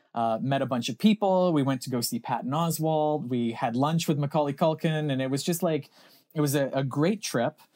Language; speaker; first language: English; native; English